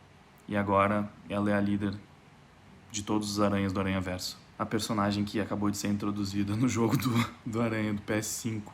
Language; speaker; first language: Portuguese; native; Portuguese